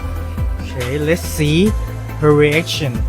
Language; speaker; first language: English; non-native, learner; Thai